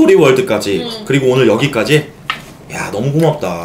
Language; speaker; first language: Korean; native; Korean